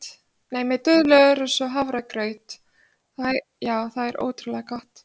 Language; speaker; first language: Icelandic; non-native, fluent; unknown